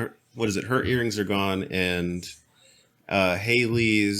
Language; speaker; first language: English; native; English